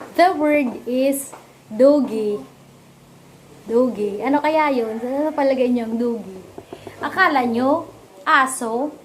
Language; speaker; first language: Filipino; non-native, local second language; Bikol